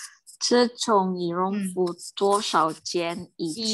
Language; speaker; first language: Chinese; non-native, learner; Indonesian